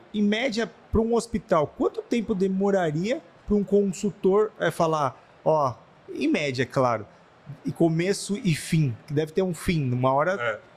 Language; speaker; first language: Portuguese; native; Portuguese